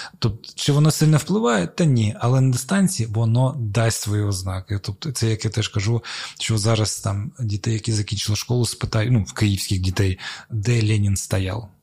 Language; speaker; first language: Ukrainian; native; Ukrainian